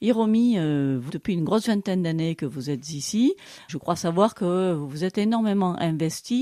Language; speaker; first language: French; native; French